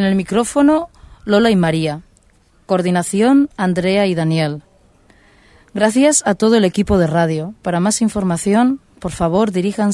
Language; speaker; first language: Spanish; native; Spanish